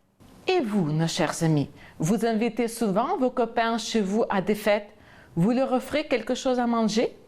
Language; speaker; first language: French; non-native, fluent; Ukrainian